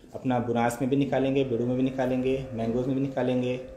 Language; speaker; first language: Hindi; native; Hindi